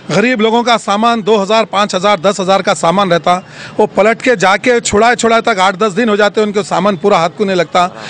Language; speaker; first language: Urdu; native; Urdu